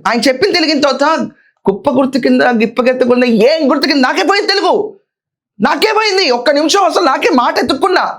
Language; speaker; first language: Telugu; native; Telugu